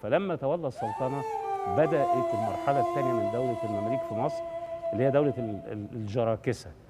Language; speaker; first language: Arabic; native; Arabic